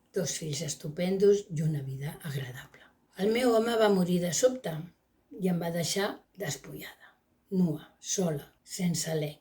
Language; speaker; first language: Catalan; non-native, local second language; Spanish